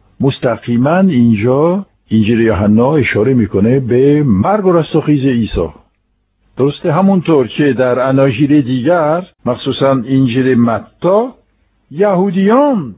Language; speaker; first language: Persian; non-native, fluent; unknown